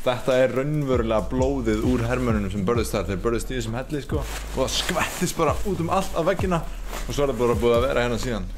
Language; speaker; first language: Icelandic; native; Icelandic